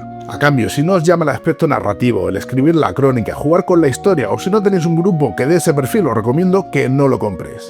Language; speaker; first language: Spanish; native; Spanish